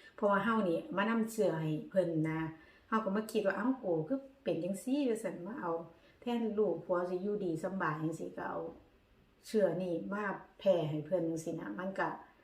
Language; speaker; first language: Thai; native; Thai